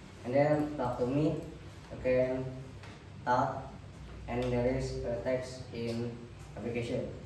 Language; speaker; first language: English; non-native, learner; Indonesian